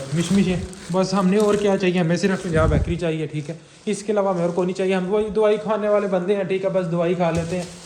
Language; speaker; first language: Urdu; non-native, local second language; Punjabi